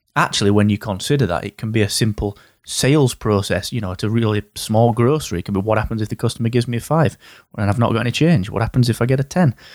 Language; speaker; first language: English; native; English